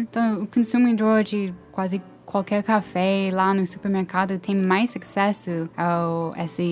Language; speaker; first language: Portuguese; non-native, fluent; English